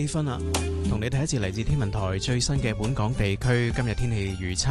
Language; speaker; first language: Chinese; non-native, local second language; Cantonese